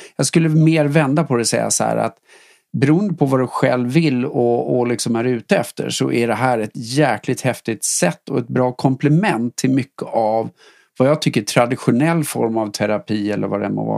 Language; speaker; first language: Swedish; native; Swedish